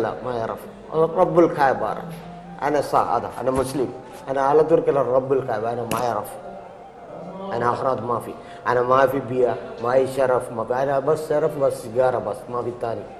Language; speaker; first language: Arabic; non-native, learner; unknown